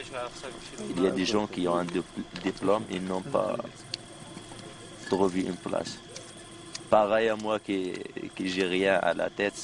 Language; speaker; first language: French; non-native, local second language; Arabic